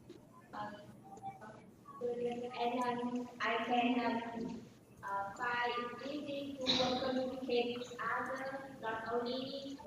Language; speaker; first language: English; non-native, learner; Vietnamese